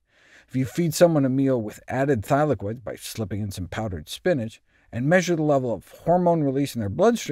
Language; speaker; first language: English; native; English